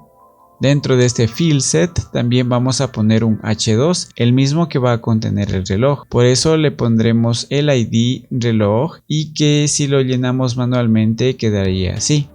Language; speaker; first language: Spanish; native; Spanish